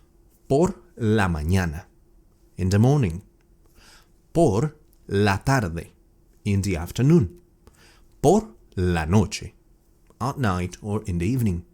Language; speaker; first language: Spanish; non-native, fluent; English